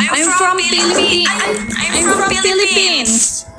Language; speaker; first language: English; non-native, learner; Filipino